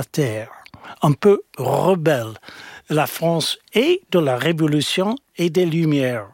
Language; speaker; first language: French; non-native, fluent; English